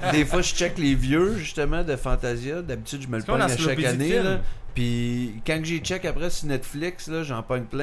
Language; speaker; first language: French; native; French